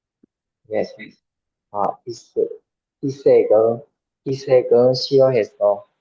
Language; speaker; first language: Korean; non-native, learner; Chinese